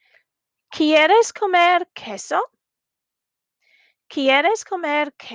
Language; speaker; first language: Spanish; non-native, fluent; English